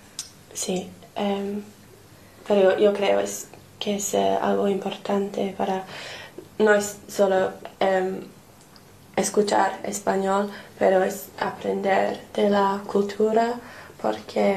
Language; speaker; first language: Spanish; non-native, fluent; English